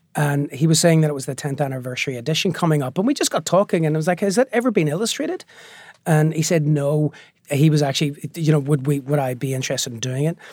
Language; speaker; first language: English; native; English